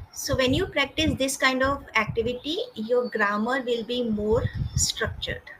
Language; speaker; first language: English; non-native, fluent; Hindi